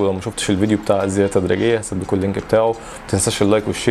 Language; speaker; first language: Arabic; native; Arabic